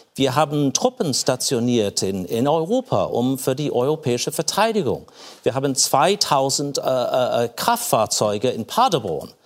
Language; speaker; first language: German; non-native, fluent; English